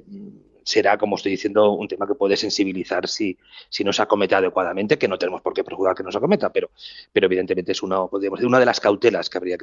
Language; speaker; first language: Spanish; native; Spanish